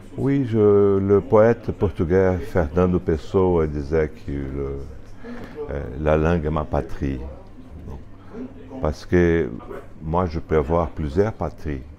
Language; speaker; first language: French; non-native, fluent; Portuguese